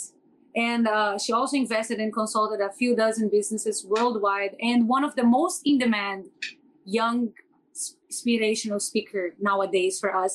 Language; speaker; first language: English; non-native, fluent; Portuguese